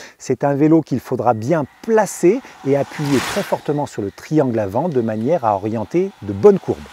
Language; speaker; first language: French; native; French